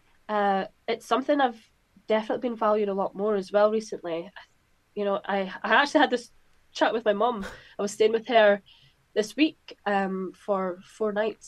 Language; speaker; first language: English; native; English